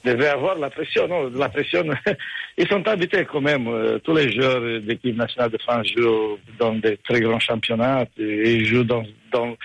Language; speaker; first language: French; non-native, fluent; Romanian